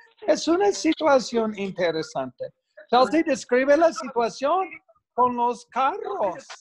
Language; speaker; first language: Spanish; non-native, fluent; English